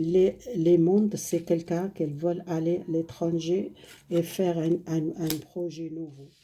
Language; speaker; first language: French; non-native, fluent; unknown